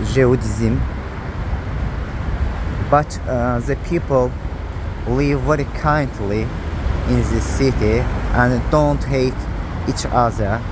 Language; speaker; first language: English; non-native, learner; Azerbaijani